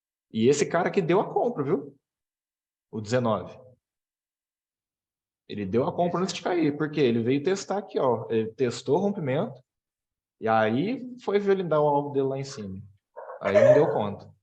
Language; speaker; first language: Portuguese; native; Portuguese